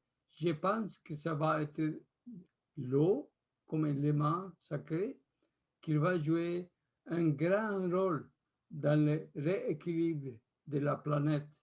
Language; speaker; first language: French; non-native, fluent; Spanish